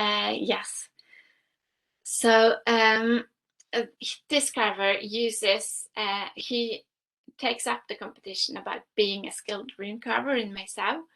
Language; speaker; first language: English; non-native, fluent; Norwegian